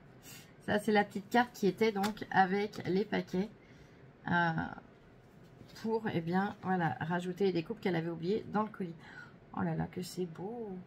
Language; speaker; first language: French; native; French